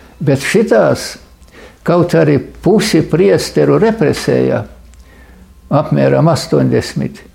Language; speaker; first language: Latvian; native; Latvian